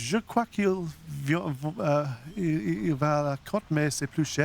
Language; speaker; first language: French; non-native, learner; English